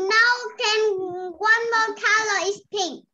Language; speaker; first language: English; non-native, learner; Vietnamese